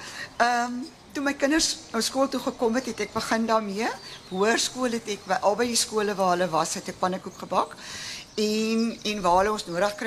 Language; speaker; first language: Afrikaans; native; Afrikaans